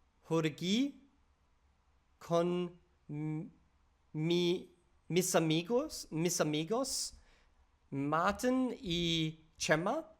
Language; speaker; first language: Spanish; non-native, learner; English